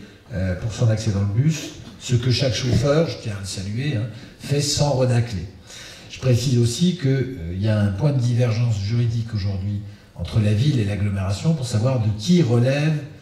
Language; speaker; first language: French; native; French